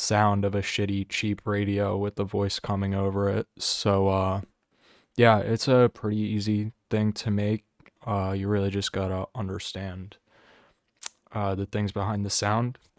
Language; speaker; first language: English; native; English